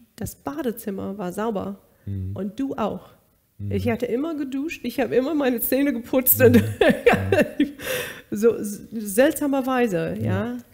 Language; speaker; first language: German; non-native, fluent; English